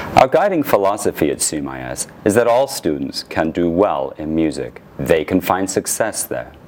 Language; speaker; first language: English; native; English